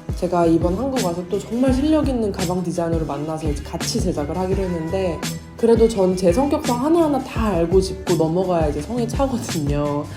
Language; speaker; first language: Korean; native; Korean